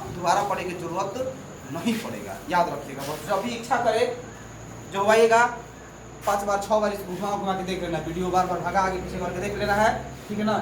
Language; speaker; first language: Hindi; native; Hindi